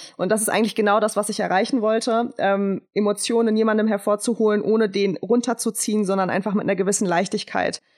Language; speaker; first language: German; early bilingual, other home language; Turkish